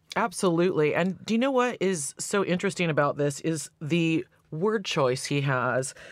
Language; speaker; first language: English; native; English